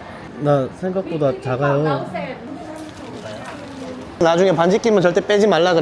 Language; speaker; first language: Korean; native; Korean